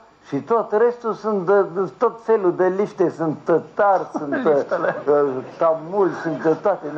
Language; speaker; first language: Romanian; native; Romanian